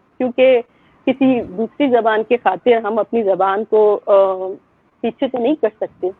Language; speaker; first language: Urdu; native; Urdu